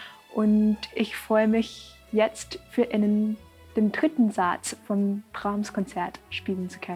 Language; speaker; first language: German; non-native, fluent; Chinese